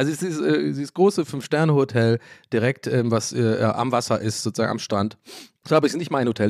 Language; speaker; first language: German; native; German